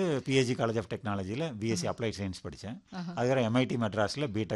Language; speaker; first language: Tamil; native; Tamil